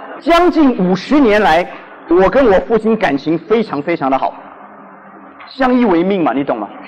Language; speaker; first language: Chinese; non-native, local second language; Cantonese